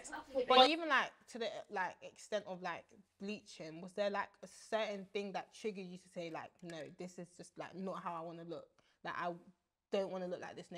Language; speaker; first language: English; early bilingual, other home language; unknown